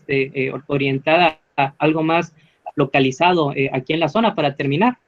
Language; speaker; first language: Spanish; native; Spanish